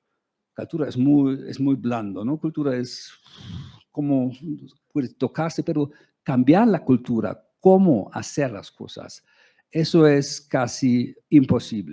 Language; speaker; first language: Spanish; non-native, fluent; German